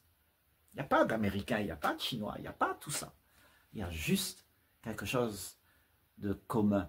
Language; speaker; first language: French; native; French